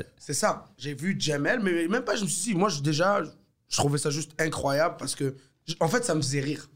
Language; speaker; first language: French; early bilingual, other home language; Arabic